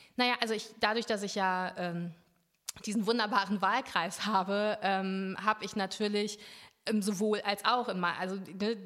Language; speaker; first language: German; native; German